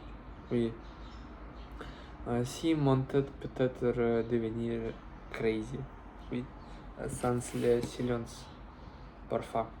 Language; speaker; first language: French; non-native, learner; Russian